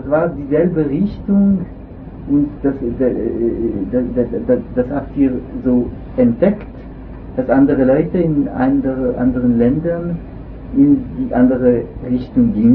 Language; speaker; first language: German; non-native, local second language; French